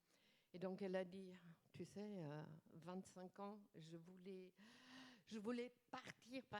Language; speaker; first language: French; non-native, fluent; German